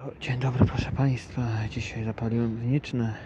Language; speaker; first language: Polish; native; Polish